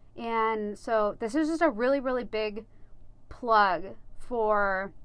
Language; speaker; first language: English; native; English